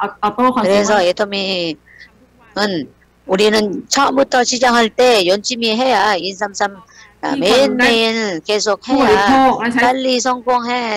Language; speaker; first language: Korean; non-native, learner; Thai